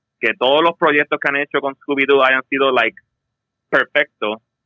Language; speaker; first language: Spanish; native; Spanish